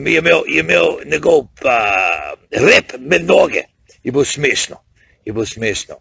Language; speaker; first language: Slovenian; early bilingual, heritage; Slovenian